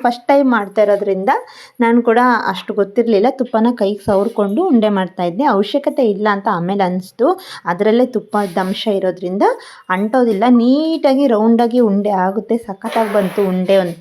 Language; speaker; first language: Kannada; native; Kannada